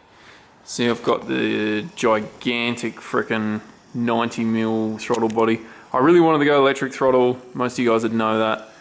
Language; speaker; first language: English; native; English